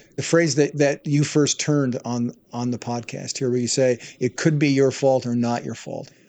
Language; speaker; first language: English; native; English